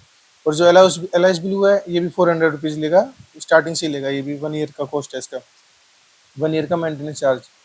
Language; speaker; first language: Hindi; native; Hindi